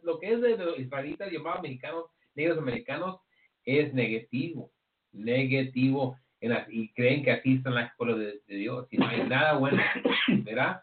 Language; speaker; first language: Spanish; early bilingual, heritage; Spanish